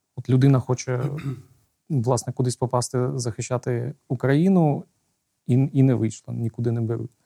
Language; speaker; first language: Ukrainian; native; Ukrainian